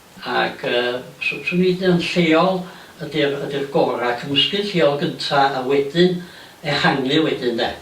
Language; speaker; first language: Welsh; native; Welsh